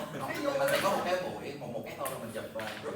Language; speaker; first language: Vietnamese; native; Vietnamese